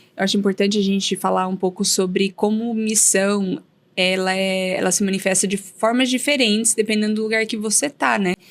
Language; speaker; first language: Portuguese; native; Portuguese